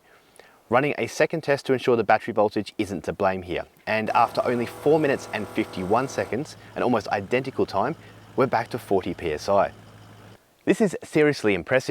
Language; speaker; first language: English; native; English